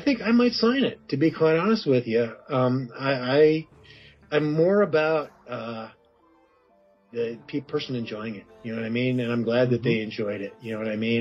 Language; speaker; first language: English; native; English